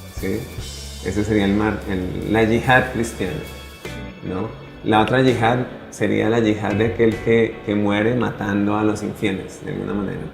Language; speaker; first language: Spanish; native; Spanish